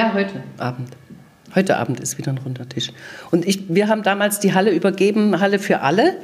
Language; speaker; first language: German; native; German